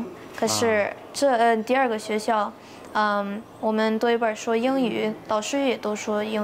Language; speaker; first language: Chinese; early bilingual, heritage; Chinese